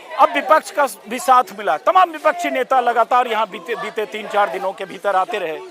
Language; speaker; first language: Hindi; native; Hindi